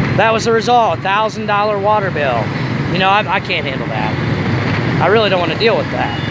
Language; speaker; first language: English; native; English